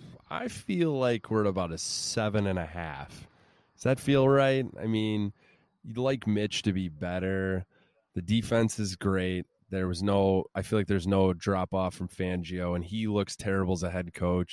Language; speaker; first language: English; native; English